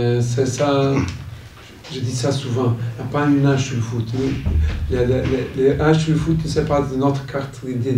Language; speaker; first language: French; non-native, fluent; Portuguese